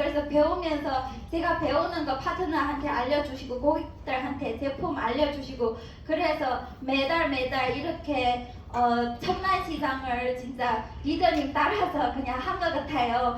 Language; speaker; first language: Korean; non-native, learner; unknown